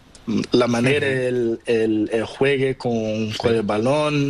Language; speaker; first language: Spanish; non-native, learner; Portuguese